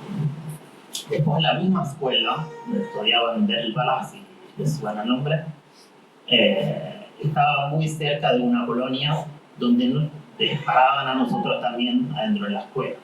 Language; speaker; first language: Spanish; non-native, fluent; Arabic